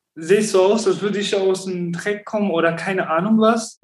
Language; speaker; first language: German; early bilingual, other home language; Romanian